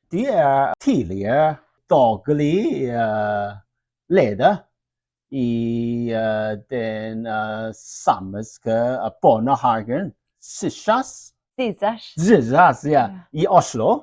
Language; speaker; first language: Norwegian; non-native, learner; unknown